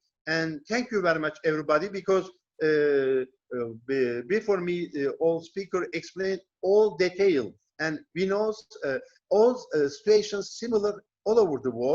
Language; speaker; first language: English; non-native, learner; Turkish